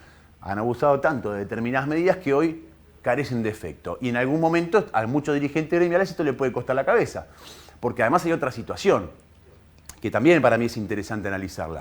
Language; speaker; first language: Spanish; native; Spanish